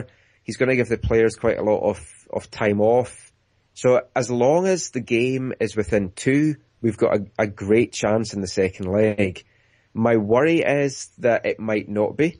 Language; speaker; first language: English; native; English